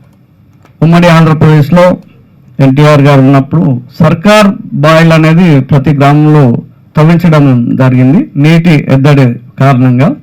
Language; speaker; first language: Telugu; native; Telugu